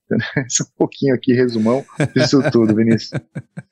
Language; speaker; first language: Portuguese; native; Portuguese